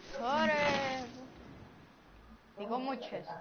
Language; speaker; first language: English; non-native, learner; Greek